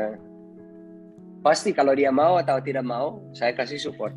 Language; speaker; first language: Indonesian; non-native, fluent; Dutch